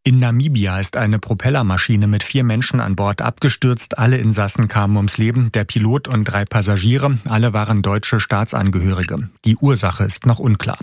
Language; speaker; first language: German; native; German